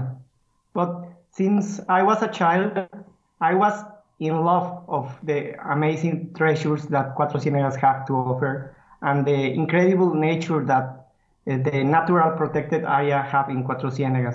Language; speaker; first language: English; non-native, fluent; Spanish